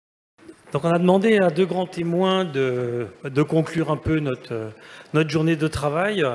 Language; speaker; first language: French; native; French